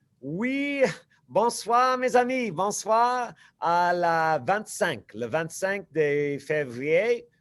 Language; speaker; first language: French; non-native, learner; English